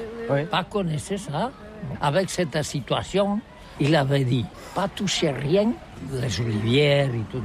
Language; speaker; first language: French; non-native, learner; Catalan